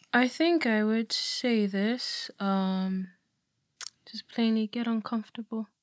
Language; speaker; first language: English; non-native, local second language; Yoruba